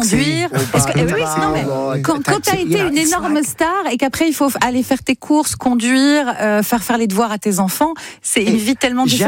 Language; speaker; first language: French; native; French